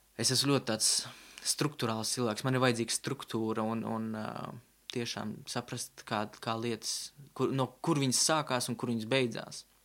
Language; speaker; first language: Latvian; non-native, local second language; Russian